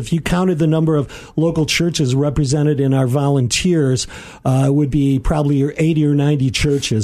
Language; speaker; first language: English; native; English